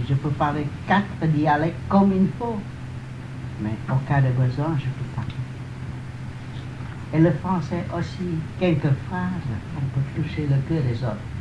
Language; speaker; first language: French; non-native, learner; Vietnamese